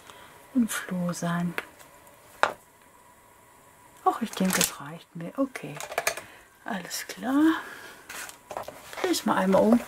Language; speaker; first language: German; native; German